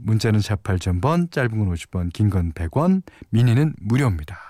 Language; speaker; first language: Korean; native; Korean